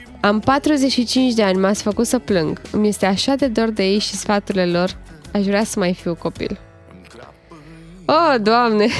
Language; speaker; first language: Romanian; native; Romanian